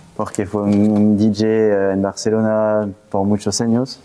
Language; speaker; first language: Spanish; non-native, fluent; French